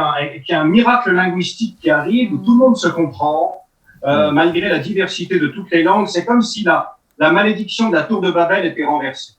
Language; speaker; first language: French; native; French